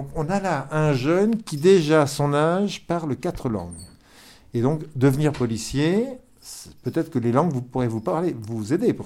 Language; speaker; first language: French; native; French